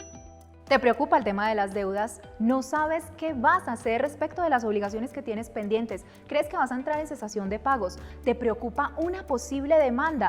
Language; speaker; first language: Spanish; native; Spanish